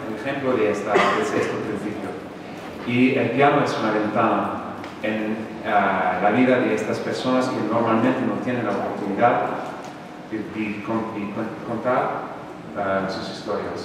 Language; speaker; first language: Spanish; non-native, fluent; English